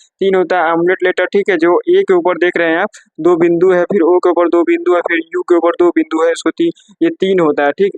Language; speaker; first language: Hindi; native; Hindi